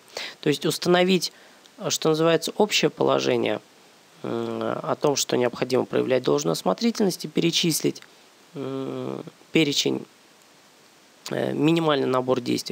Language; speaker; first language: Russian; native; Russian